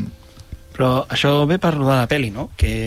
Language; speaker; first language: Catalan; native; Catalan